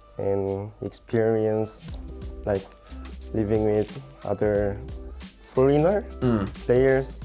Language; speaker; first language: English; non-native, learner; Korean